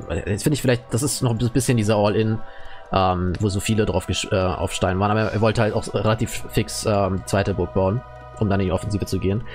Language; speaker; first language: German; native; German